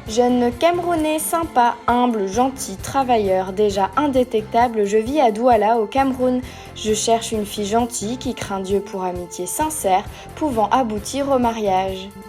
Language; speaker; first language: French; native; French